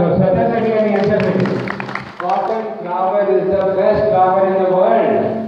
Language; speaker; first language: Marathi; non-native, local second language; Hindi